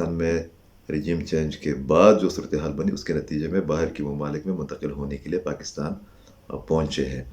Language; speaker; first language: Urdu; native; Urdu